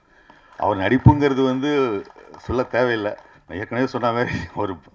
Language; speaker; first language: Tamil; native; Tamil